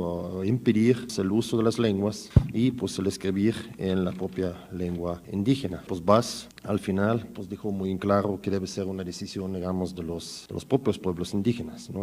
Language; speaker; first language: Spanish; native; Spanish